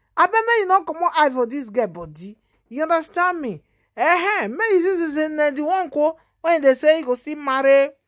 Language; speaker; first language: Nigerian Pidgin; native; Nigerian Pidgin